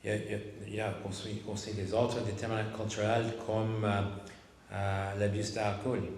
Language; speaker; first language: French; non-native, local second language; English